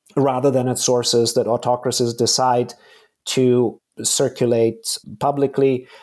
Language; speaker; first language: English; non-native, fluent; Bulgarian